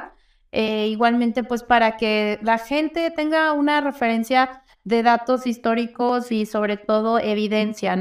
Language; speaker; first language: Spanish; native; Spanish